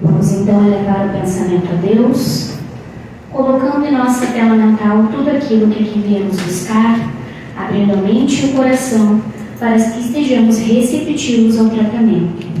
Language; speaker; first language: Portuguese; native; Portuguese